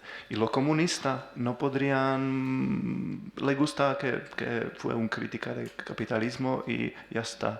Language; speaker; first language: Spanish; non-native, learner; Czech